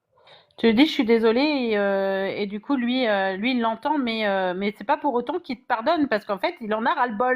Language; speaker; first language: French; native; French